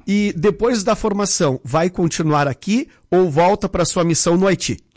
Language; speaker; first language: Portuguese; native; Portuguese